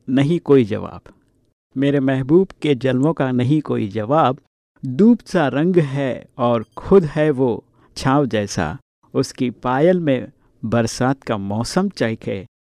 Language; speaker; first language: Hindi; native; Hindi